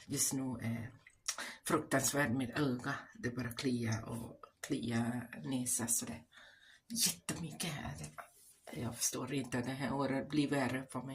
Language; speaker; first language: Swedish; non-native, learner; Thai